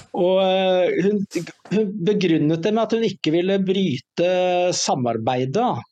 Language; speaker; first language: Norwegian; native; Norwegian